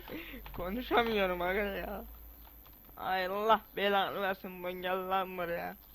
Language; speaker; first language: Turkish; non-native, fluent; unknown